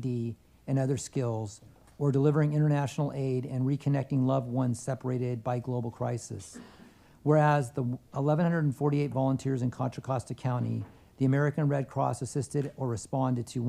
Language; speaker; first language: English; native; English